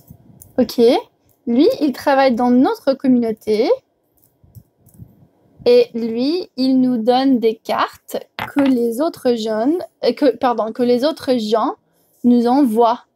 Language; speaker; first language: French; non-native, fluent; English